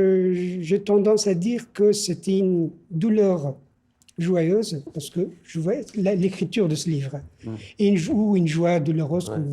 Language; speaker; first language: French; non-native, fluent; Persian